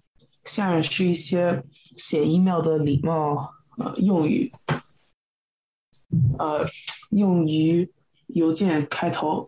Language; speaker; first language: Chinese; early bilingual, heritage; Chinese